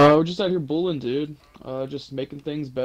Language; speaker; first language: English; native; English